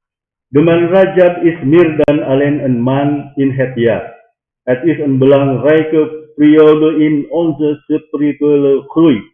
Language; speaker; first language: Dutch; non-native, fluent; Indonesian